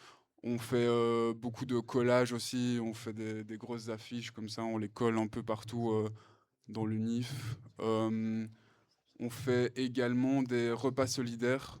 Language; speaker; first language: French; native; French